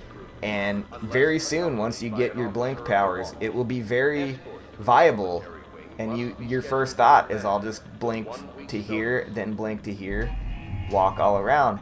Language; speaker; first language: English; native; English